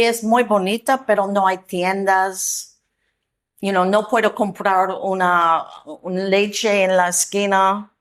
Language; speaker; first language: Spanish; non-native, learner; English